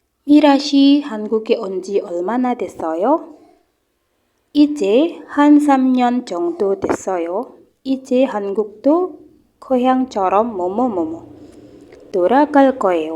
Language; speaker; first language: Korean; non-native, fluent; Indonesian